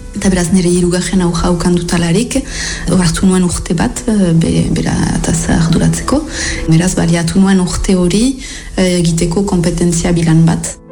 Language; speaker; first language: Basque; native; Basque